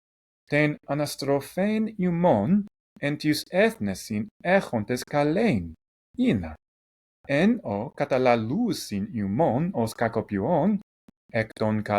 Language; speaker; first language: Greek; non-native, fluent; English